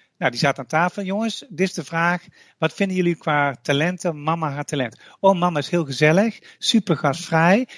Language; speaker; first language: Dutch; native; Dutch